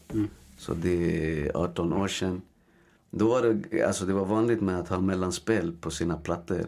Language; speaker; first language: Swedish; early bilingual, other home language; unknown